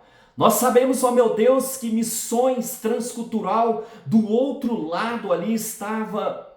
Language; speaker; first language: Portuguese; native; Portuguese